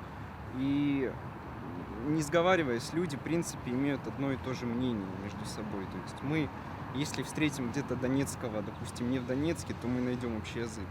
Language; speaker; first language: Russian; native; Russian